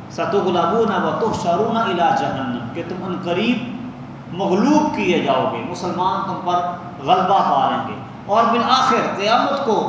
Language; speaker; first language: Urdu; non-native, local second language; Punjabi